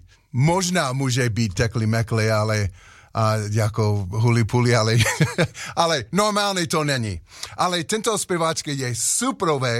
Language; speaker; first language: Czech; non-native, learner; English